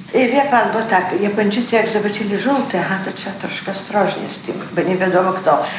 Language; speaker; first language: Polish; early bilingual, heritage; Polish